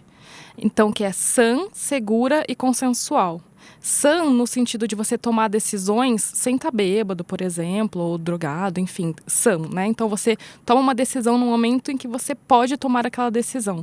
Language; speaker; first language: Portuguese; native; Portuguese